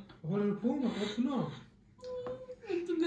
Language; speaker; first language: Swedish; early bilingual, other home language; Turkish